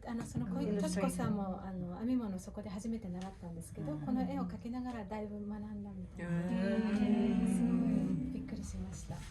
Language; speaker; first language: Japanese; native; Japanese